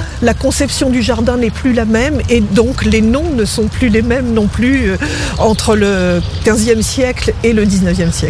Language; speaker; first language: French; native; French